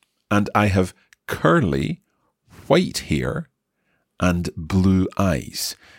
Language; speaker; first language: English; native; English